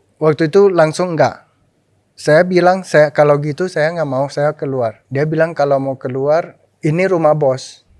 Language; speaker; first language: Indonesian; non-native, local second language; Min Nan Chinese